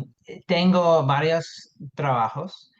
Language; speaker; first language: Spanish; non-native, fluent; English